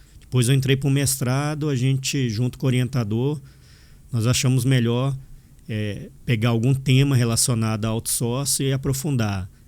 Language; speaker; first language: Portuguese; native; Portuguese